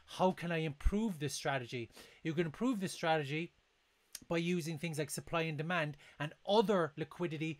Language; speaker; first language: English; native; English